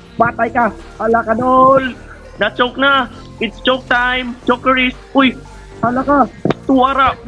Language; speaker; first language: Filipino; non-native, local second language; Cebuano